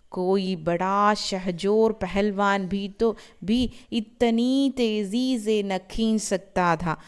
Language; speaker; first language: Hindi; non-native, local second language; Malayalam